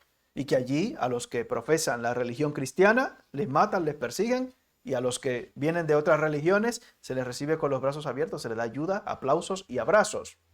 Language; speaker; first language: Spanish; native; Spanish